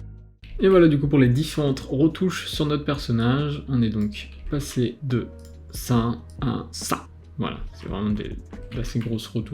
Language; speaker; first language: French; native; French